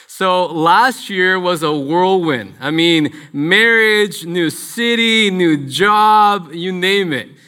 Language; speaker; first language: English; early bilingual, other home language; Spanish